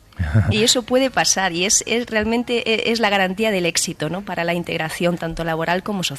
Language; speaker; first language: Spanish; native; Spanish